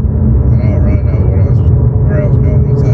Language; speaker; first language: English; native; English